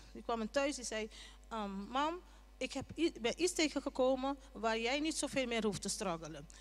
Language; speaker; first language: Dutch; non-native, local second language; Papiamento